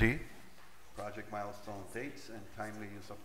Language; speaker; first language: English; native; English